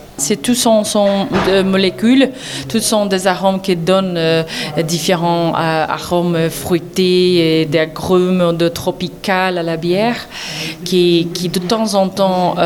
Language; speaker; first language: French; non-native, learner; Portuguese